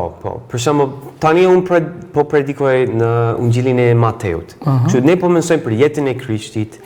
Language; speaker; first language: Albanian; non-native, fluent; English